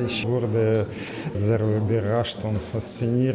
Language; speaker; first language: German; non-native, learner; Russian